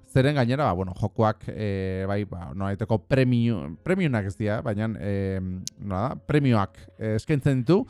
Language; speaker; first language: Basque; non-native, local second language; Spanish